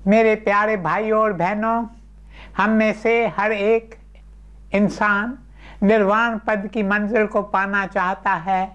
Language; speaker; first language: Urdu; non-native, local second language; Sindhi